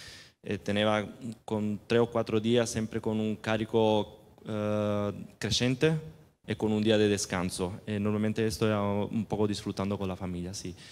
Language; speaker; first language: Spanish; non-native, fluent; Italian